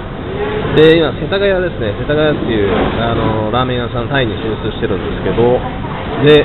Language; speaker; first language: Japanese; native; Japanese